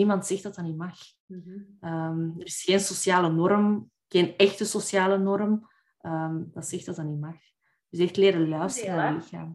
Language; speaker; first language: Dutch; native; Dutch